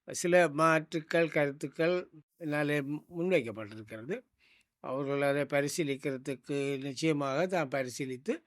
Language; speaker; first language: Tamil; native; Tamil